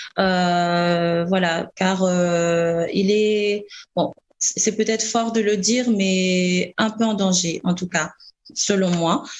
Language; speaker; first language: French; non-native, local second language; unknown